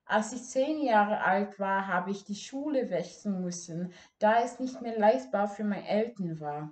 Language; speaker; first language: German; non-native, fluent; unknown